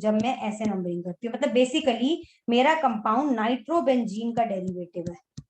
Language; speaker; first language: Hindi; native; Hindi